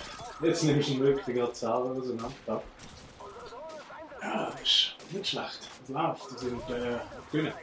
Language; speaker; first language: German; native; German